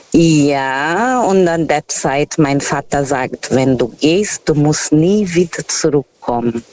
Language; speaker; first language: German; non-native, fluent; Portuguese